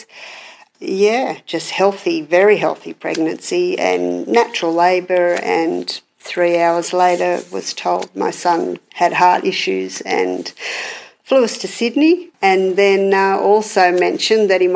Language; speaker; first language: English; native; English